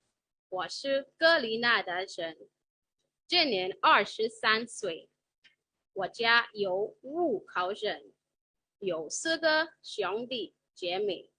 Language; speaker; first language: Chinese; non-native, learner; English